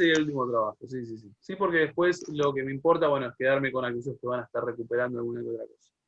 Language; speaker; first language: Spanish; native; Spanish